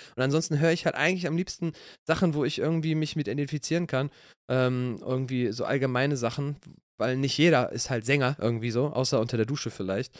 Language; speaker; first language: German; native; German